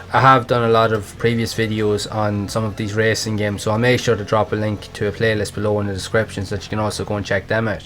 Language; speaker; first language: English; native; English